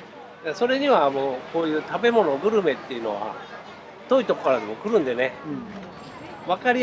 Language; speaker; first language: Japanese; native; Japanese